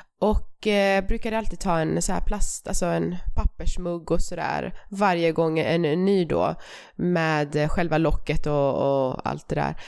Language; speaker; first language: Swedish; early bilingual, other home language; Persian